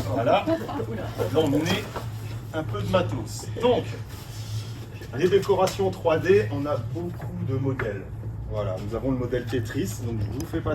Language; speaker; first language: French; native; French